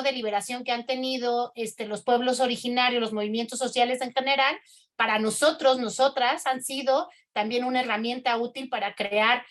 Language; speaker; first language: Spanish; native; Spanish